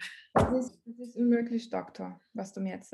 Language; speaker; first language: German; non-native, learner; Portuguese